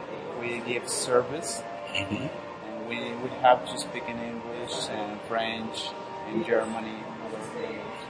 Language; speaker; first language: English; non-native, learner; Spanish